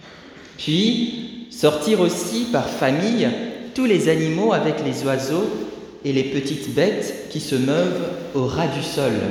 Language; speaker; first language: French; native; French